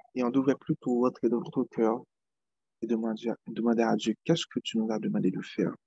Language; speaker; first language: French; non-native, local second language; Haitian Creole